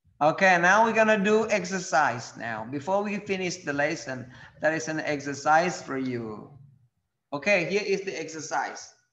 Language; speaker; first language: English; non-native, fluent; Indonesian